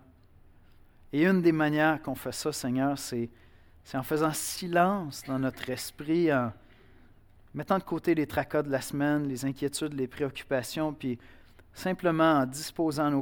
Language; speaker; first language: French; native; French